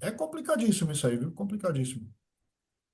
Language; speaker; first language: Portuguese; native; Portuguese